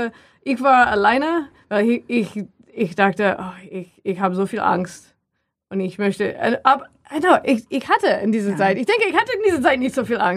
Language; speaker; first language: German; non-native, learner; English